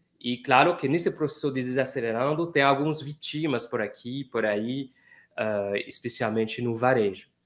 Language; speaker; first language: Portuguese; non-native, fluent; French